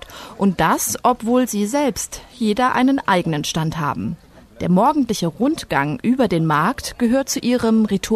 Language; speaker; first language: German; native; German